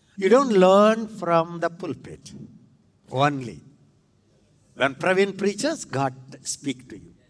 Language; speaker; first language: English; non-native, local second language; Tamil